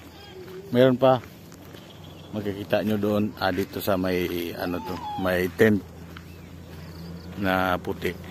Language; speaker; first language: Filipino; early bilingual, heritage; Filipino